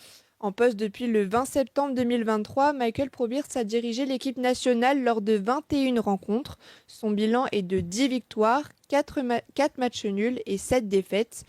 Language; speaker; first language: French; native; French